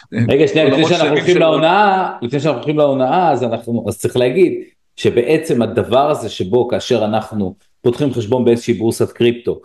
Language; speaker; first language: Hebrew; native; Hebrew